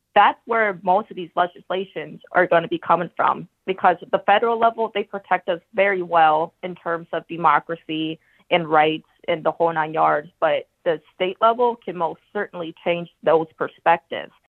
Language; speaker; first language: English; native; English